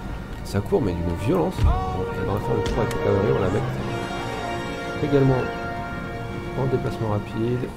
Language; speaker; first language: French; native; French